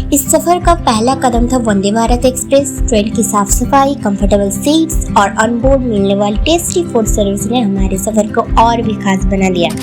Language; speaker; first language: Hindi; non-native, local second language; Bangla